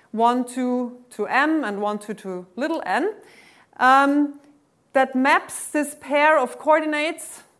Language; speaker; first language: English; non-native, fluent; German